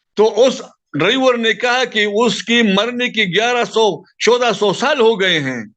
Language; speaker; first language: Urdu; non-native, local second language; Pashto